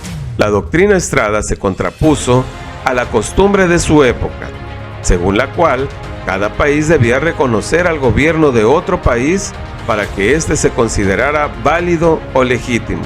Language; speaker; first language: Spanish; native; Spanish